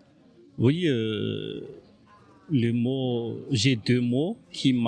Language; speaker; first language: French; non-native, local second language; Malagasy